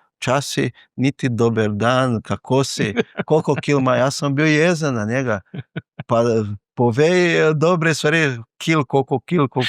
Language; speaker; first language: Slovenian; non-native, fluent; Portuguese